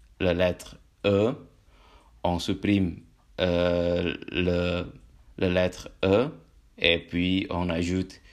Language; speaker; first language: French; non-native, learner; Indonesian